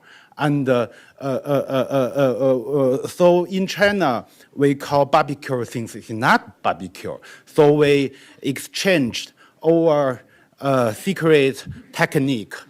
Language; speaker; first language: English; non-native, learner; Chinese